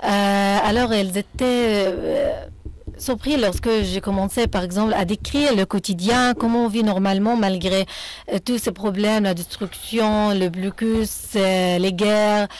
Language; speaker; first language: French; non-native, fluent; Arabic